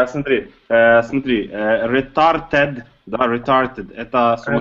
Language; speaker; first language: Russian; native; Russian